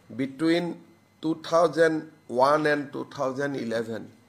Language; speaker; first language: English; non-native, local second language; Assamese